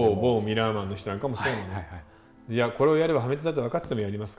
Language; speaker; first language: Japanese; native; Japanese